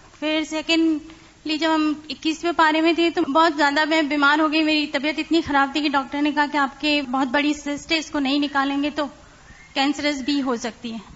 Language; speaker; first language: Urdu; non-native, fluent; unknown